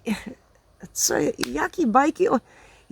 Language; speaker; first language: Polish; non-native, learner; Dutch